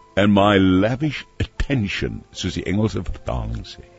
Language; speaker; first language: English; non-native, local second language; Afrikaans